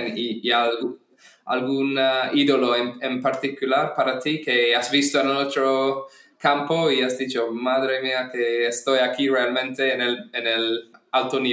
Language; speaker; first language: Spanish; non-native, fluent; English